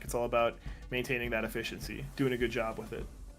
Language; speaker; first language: English; native; English